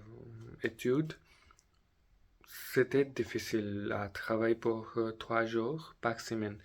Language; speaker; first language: French; non-native, learner; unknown